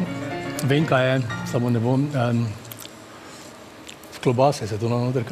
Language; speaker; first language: Slovenian; native; Slovenian